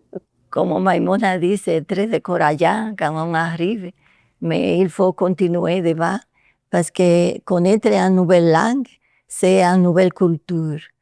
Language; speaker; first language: French; non-native, learner; Spanish